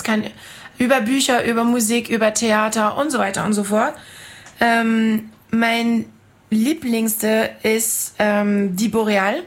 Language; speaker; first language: German; non-native, fluent; French